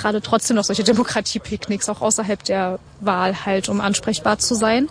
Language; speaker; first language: German; native; German